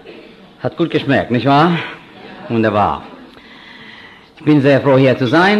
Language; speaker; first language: German; non-native, fluent; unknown